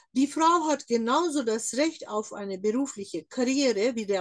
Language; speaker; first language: German; non-native, fluent; Turkish